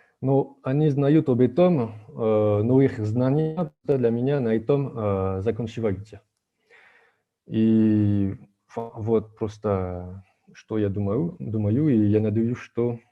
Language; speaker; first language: Russian; non-native, fluent; French